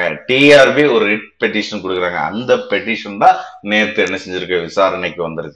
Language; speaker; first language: Tamil; native; Tamil